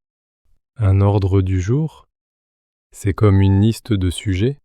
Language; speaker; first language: French; native; French